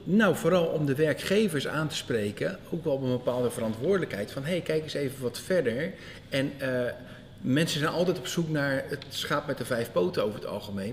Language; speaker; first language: Dutch; native; Dutch